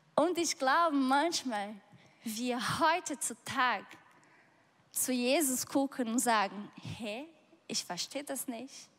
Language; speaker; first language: German; non-native, fluent; Portuguese